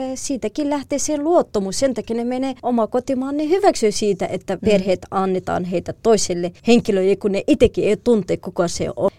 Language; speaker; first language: Finnish; non-native, fluent; Kurdish